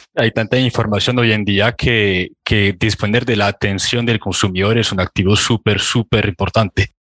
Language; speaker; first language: Spanish; non-native, fluent; French